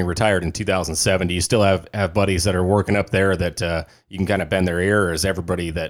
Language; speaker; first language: English; native; English